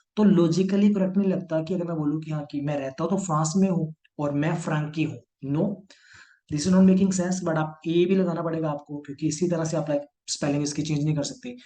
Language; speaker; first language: Hindi; non-native, local second language; Punjabi